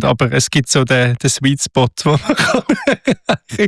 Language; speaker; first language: German; native; German